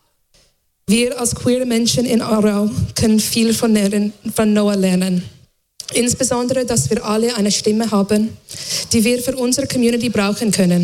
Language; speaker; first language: German; non-native, fluent; English